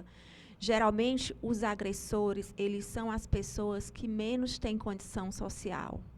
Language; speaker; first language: Portuguese; native; Portuguese